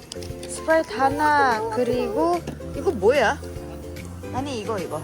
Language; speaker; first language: Korean; non-native, learner; Indonesian